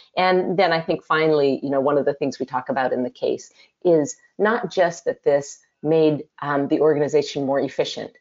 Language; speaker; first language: English; native; English